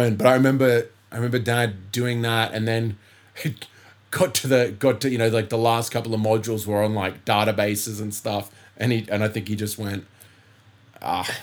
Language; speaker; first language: English; native; English